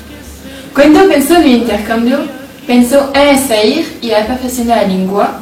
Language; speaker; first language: Portuguese; non-native, learner; French